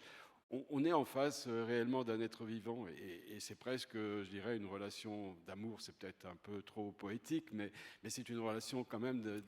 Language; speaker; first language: French; native; French